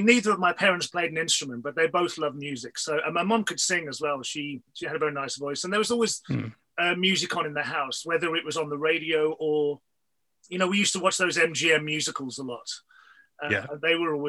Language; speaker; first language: English; native; English